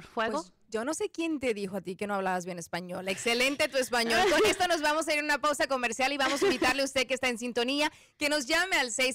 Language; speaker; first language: Spanish; native; Spanish